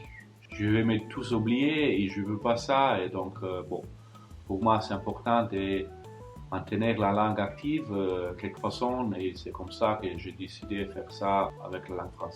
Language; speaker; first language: French; non-native, fluent; Italian